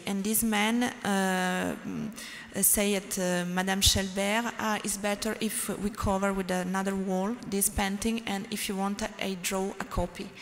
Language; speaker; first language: English; non-native, learner; French